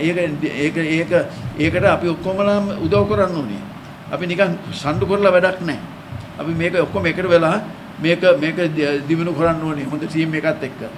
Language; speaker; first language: Sinhala; non-native, local second language; English